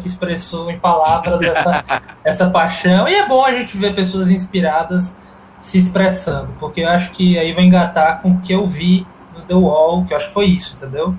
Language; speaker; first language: Portuguese; native; Portuguese